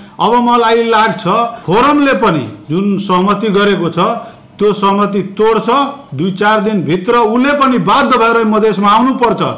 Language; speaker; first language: Nepali; non-native, local second language; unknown